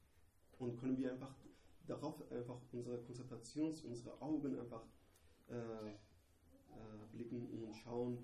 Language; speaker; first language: German; non-native, learner; Persian